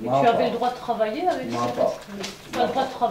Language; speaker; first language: French; native; French